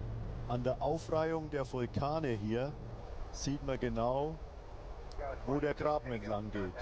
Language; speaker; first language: German; native; German